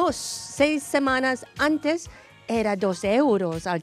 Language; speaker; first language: Spanish; non-native, fluent; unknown